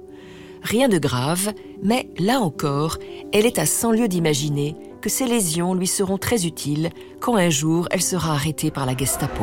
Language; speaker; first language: French; native; French